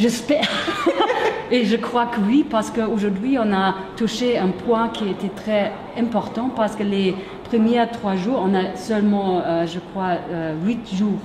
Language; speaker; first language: French; non-native, fluent; German